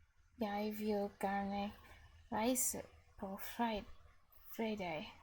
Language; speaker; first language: Danish; non-native, learner; English